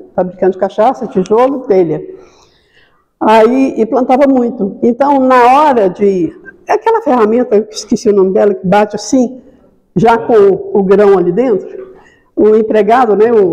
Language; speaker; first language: Portuguese; native; Portuguese